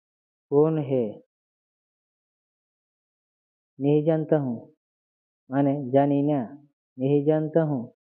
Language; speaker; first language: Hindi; non-native, learner; Bangla